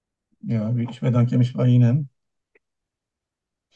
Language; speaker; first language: German; non-native, learner; Turkish